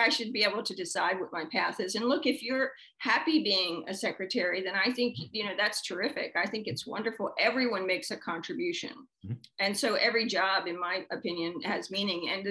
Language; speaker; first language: English; native; English